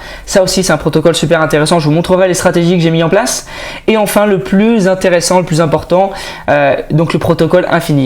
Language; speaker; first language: French; native; French